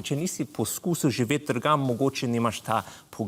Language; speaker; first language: Slovenian; non-native, fluent; English